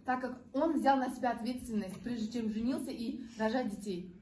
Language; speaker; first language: Russian; non-native, local second language; Kazakh